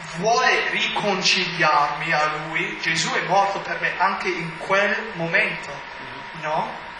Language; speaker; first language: Italian; non-native, fluent; English